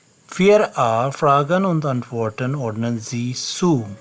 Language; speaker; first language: German; non-native, learner; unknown